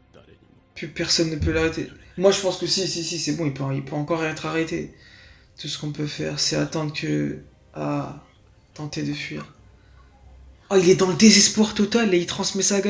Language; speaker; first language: French; native; French